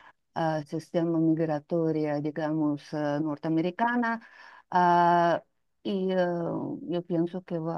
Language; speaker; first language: Spanish; non-native, fluent; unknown